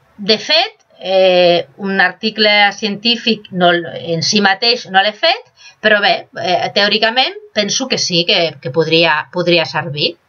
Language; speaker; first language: Catalan; non-native, local second language; Spanish